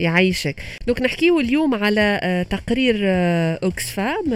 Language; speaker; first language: Arabic; native; Arabic